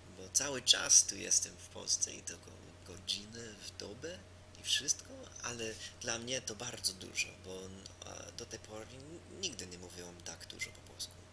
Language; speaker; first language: Polish; non-native, learner; English